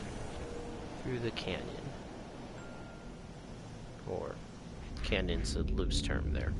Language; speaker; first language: English; native; English